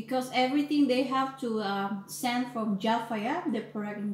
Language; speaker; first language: English; non-native, learner; Indonesian